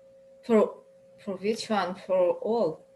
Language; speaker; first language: English; non-native, learner; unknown